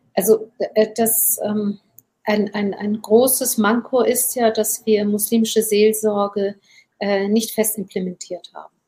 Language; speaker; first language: German; early bilingual, other home language; Turkish